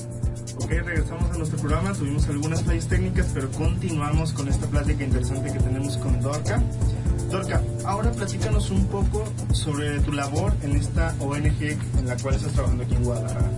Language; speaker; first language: Spanish; native; Spanish